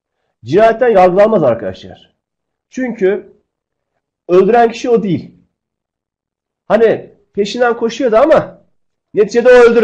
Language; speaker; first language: Turkish; native; Turkish